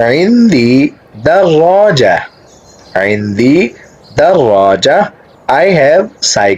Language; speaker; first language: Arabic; non-native, fluent; Urdu